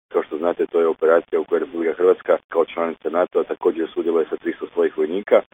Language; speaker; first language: Croatian; native; Croatian